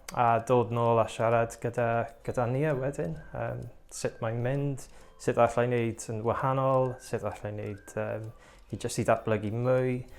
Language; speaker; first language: Welsh; non-native, local second language; English